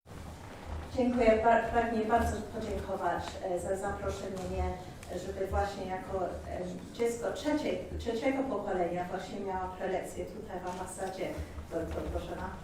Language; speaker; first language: Polish; early bilingual, heritage; Polish